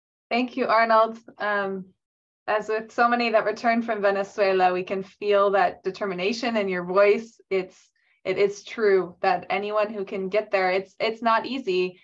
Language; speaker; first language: English; native; English